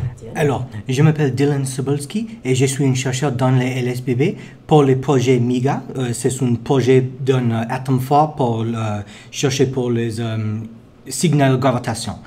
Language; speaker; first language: French; non-native, learner; English